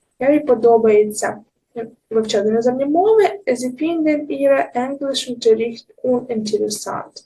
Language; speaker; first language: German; non-native, fluent; Ukrainian